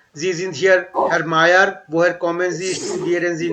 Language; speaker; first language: German; non-native, learner; Hindi